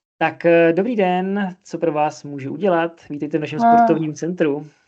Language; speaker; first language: Czech; non-native, fluent; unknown